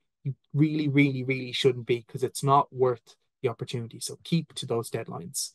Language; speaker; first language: English; native; English